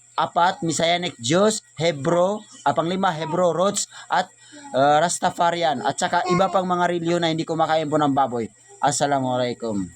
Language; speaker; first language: Filipino; non-native, local second language; Maranao